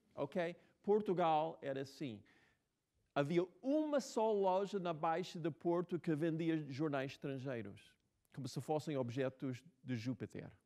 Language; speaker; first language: Portuguese; non-native, fluent; English